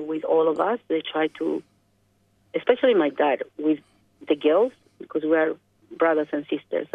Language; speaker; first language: English; non-native, fluent; Spanish